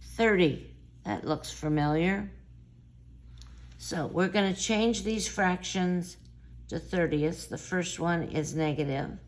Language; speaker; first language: English; native; English